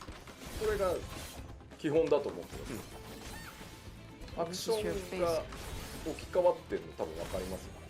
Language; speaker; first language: Japanese; native; Japanese